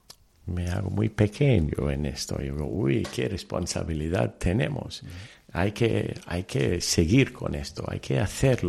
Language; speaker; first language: Spanish; early bilingual, heritage; Telugu